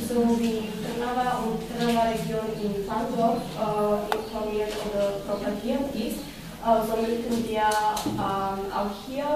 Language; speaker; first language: German; non-native, fluent; Slovak